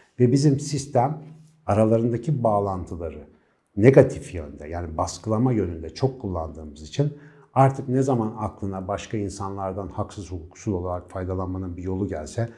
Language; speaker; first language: Turkish; native; Turkish